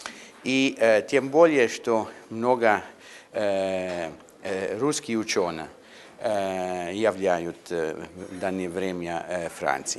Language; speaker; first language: Russian; non-native, learner; Italian